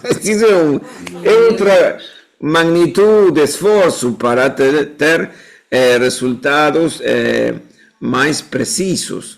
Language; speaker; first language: Portuguese; non-native, fluent; Spanish